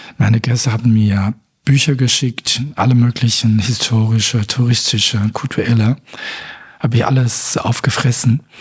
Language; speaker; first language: German; non-native, fluent; Chinese